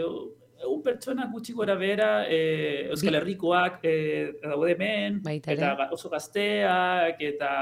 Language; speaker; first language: Basque; non-native, learner; Spanish